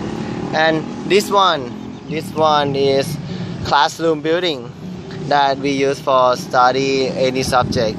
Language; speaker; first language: English; non-native, learner; Thai